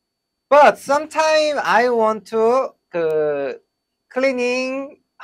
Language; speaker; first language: English; non-native, learner; Korean